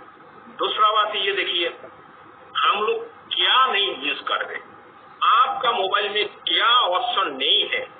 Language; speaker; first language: Hindi; non-native, fluent; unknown